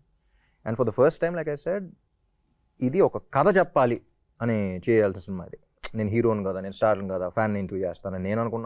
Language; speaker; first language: Telugu; native; Telugu